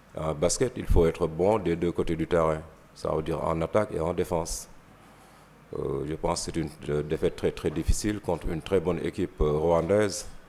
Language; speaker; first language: French; non-native, local second language; Wolof